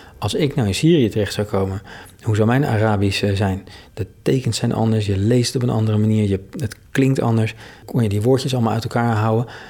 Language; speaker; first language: Dutch; native; Dutch